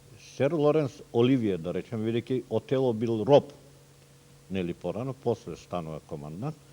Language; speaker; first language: Macedonian; non-native, local second language; Turkish